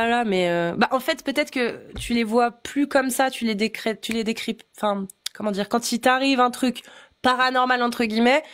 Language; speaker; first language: French; native; French